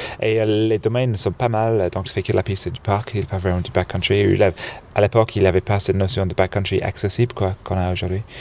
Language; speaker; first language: French; non-native, fluent; English